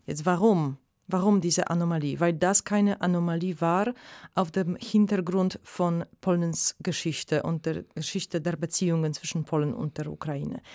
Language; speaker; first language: German; non-native, fluent; Polish